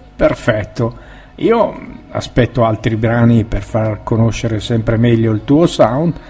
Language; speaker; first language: Italian; native; Italian